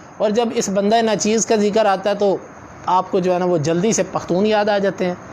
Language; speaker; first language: Urdu; non-native, local second language; Punjabi